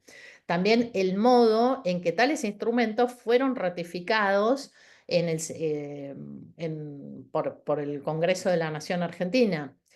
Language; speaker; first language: Spanish; native; Spanish